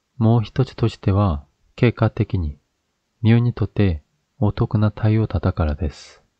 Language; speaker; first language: Japanese; non-native, fluent; Korean